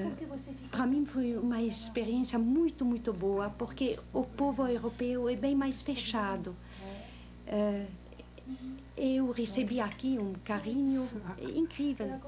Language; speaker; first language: Portuguese; non-native, fluent; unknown